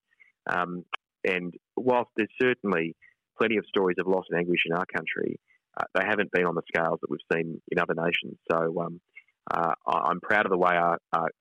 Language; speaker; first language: English; native; English